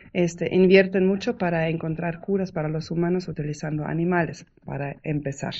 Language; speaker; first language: Spanish; non-native, fluent; German